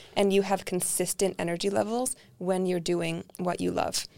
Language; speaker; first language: English; early bilingual, other home language; Icelandic